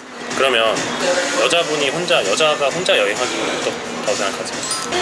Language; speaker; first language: Korean; native; Korean